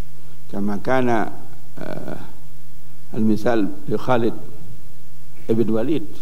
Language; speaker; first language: Arabic; non-native, fluent; Indonesian